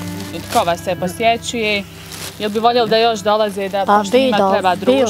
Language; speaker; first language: Serbian; native; Serbian